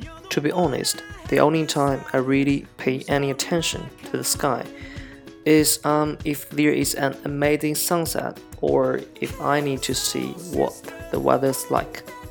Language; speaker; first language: English; non-native, fluent; Chinese